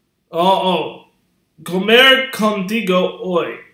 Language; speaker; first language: Spanish; non-native, learner; English